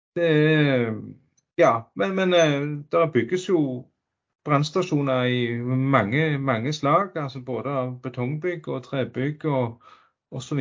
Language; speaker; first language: Norwegian; native; Norwegian